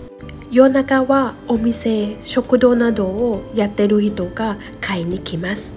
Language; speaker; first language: Japanese; non-native, fluent; Thai